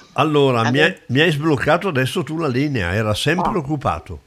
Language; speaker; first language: Italian; native; Italian